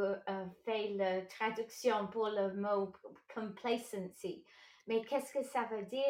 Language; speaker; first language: French; non-native, local second language; English